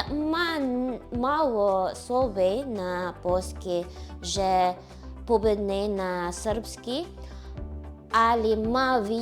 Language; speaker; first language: Polish; non-native, learner; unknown